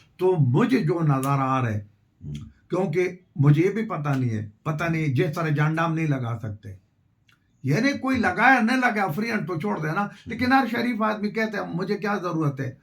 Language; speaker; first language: Urdu; non-native, local second language; Pashto